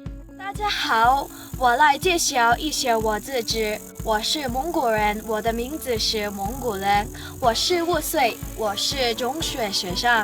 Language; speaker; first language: Chinese; non-native, learner; Mongolian